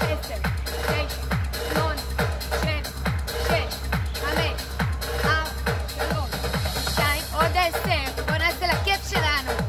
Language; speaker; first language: Hebrew; native; Hebrew